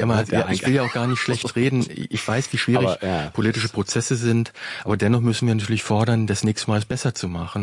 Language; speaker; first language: German; native; German